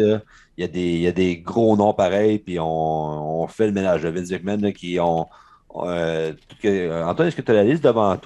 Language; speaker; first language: French; native; French